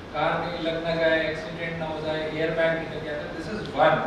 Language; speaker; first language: Hindi; native; Hindi